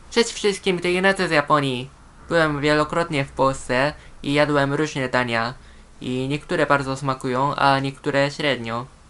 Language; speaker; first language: Polish; non-native, fluent; Japanese